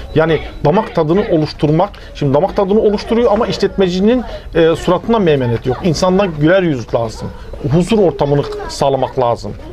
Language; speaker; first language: Turkish; native; Turkish